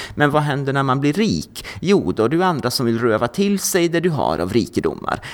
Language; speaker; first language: Swedish; non-native, fluent; Norwegian